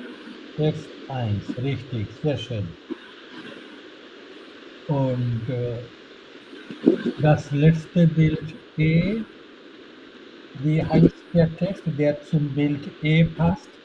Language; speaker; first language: German; non-native, fluent; Bangla